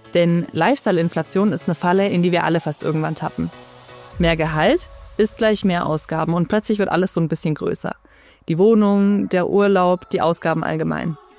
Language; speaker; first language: German; native; German